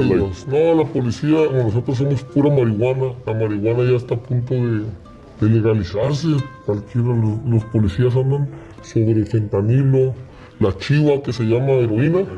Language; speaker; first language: Spanish; native; Spanish